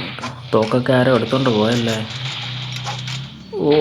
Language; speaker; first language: Malayalam; native; Malayalam